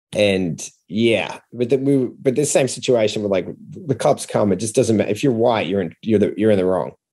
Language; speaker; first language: English; native; English